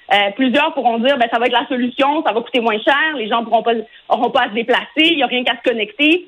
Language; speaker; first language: French; early bilingual, other home language; Arabic